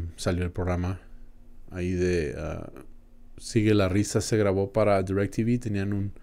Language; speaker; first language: Spanish; early bilingual, other home language; English